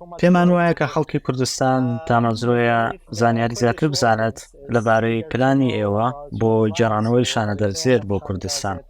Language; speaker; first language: Central Kurdish; native; Central Kurdish